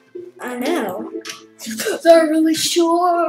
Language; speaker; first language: English; native; English